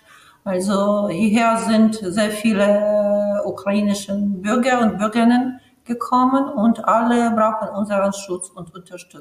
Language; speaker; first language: German; non-native, fluent; Ukrainian